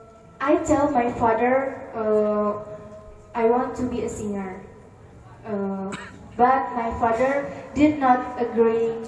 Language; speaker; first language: English; non-native, learner; Indonesian